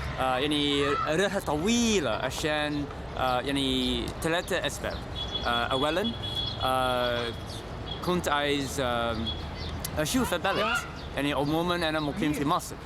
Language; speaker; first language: Arabic; non-native, fluent; English